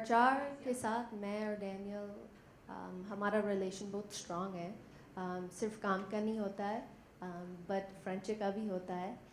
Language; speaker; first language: Hindi; non-native, learner; English